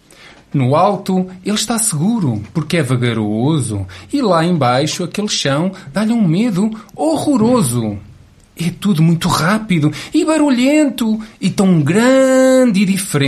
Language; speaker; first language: Portuguese; native; Portuguese